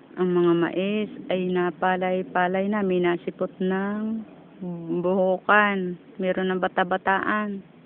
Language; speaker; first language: Filipino; native; Filipino